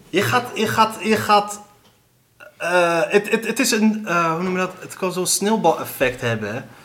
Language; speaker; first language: Dutch; early bilingual, other home language; Riffian